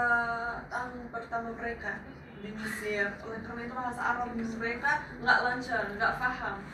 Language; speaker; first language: Indonesian; non-native, fluent; Arabic